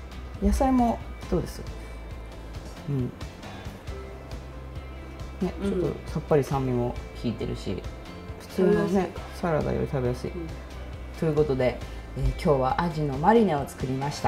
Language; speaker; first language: Japanese; native; Japanese